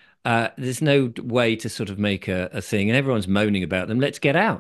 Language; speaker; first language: English; native; English